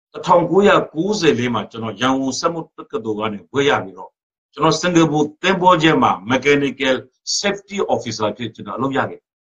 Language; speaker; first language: Burmese; non-native, local second language; Rohingya